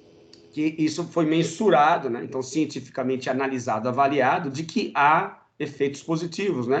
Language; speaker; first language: Portuguese; native; Portuguese